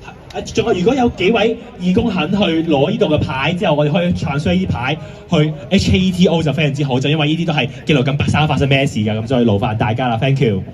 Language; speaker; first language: Cantonese; native; Cantonese